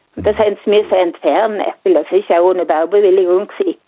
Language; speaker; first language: German; non-native, fluent; Swedish